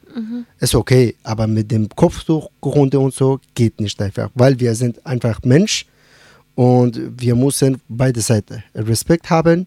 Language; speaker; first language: German; non-native, learner; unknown